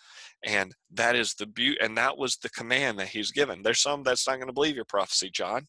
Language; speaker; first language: English; native; English